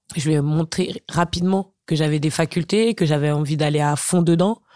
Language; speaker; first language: French; native; French